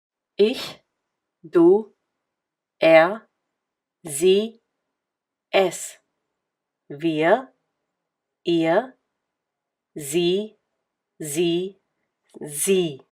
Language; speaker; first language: German; non-native, fluent; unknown